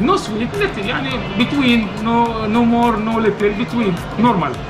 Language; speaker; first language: English; non-native, learner; Turkish